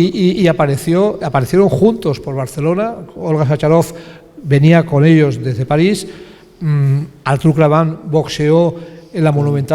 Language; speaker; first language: Spanish; native; Spanish